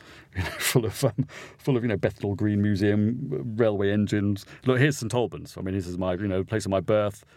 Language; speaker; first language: English; native; English